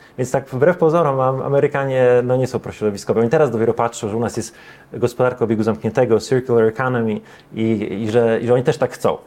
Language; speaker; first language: Polish; native; Polish